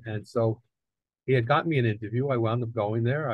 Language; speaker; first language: English; native; English